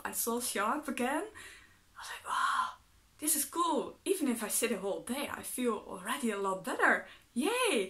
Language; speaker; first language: English; non-native, fluent; Dutch